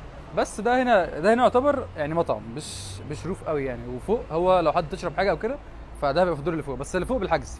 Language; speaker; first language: Arabic; native; Arabic